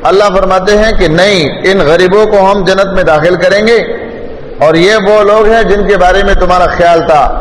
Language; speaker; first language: Urdu; non-native, local second language; Pashto